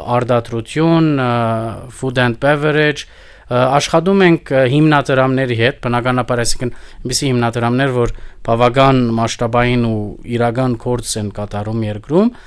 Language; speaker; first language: Armenian; early bilingual, heritage; Armenian